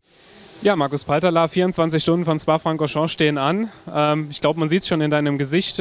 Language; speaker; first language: German; native; German